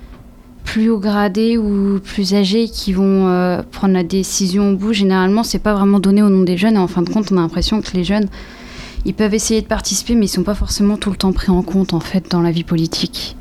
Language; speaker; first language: French; native; French